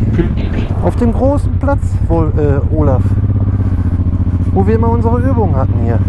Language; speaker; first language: German; native; German